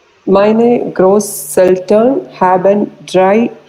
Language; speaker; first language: German; non-native, learner; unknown